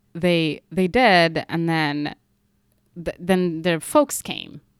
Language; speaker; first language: English; non-native, local second language; Somali